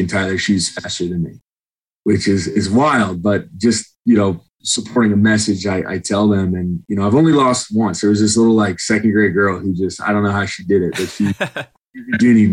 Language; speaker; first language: English; native; English